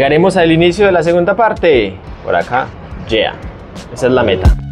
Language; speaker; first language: Spanish; native; Spanish